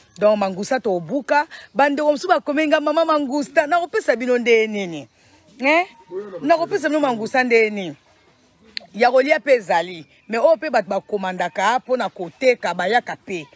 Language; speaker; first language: Lingala; non-native, local second language; Kongo